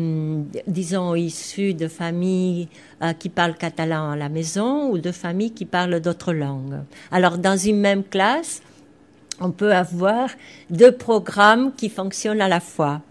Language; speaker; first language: French; non-native, fluent; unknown